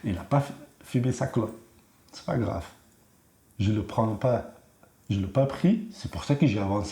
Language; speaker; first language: French; non-native, learner; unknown